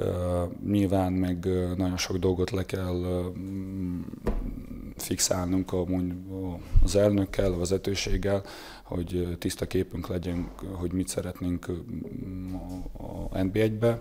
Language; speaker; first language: Hungarian; non-native, fluent; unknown